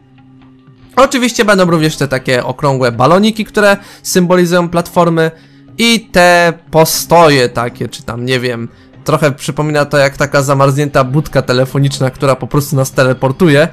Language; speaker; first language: Polish; native; Polish